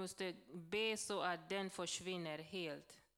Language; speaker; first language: Swedish; non-native, learner; Swahili